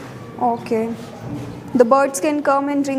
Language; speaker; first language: English; non-native, local second language; Hindi